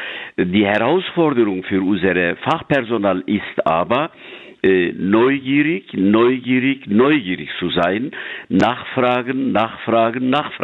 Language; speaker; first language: German; non-native, fluent; Turkish